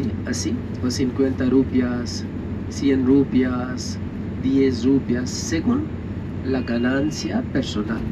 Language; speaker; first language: Spanish; non-native, fluent; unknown